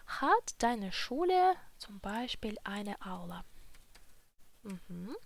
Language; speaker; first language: German; non-native, fluent; Ukrainian